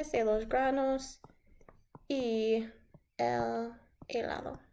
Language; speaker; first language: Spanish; non-native, fluent; English